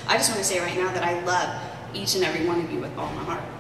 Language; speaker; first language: English; native; English